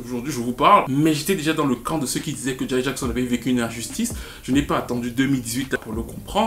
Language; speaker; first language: French; native; French